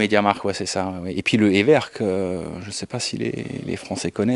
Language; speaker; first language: French; native; French